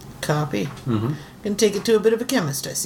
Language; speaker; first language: English; native; English